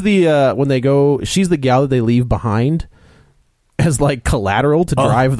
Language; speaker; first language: English; native; English